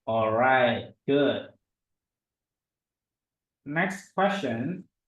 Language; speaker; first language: English; non-native, fluent; Indonesian